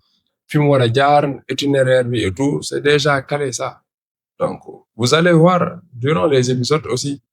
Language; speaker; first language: French; non-native, local second language; Wolof